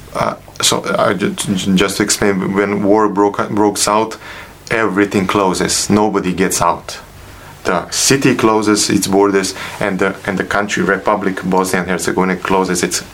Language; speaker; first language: English; non-native, fluent; Bosnian